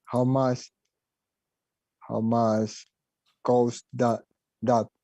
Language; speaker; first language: English; non-native, learner; Spanish